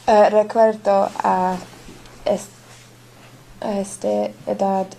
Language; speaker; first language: Spanish; non-native, learner; English